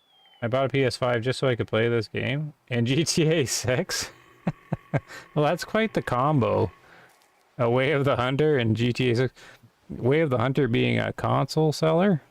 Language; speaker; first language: English; native; English